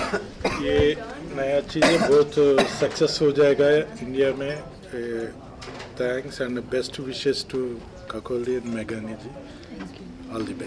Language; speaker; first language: Hindi; non-native, local second language; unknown